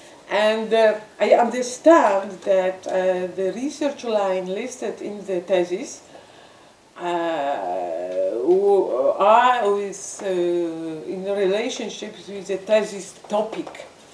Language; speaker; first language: English; non-native, fluent; French